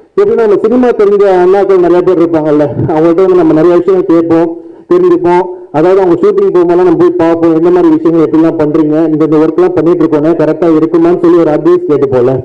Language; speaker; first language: Tamil; native; Tamil